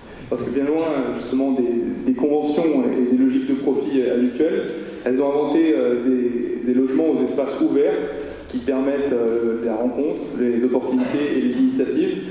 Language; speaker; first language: French; native; French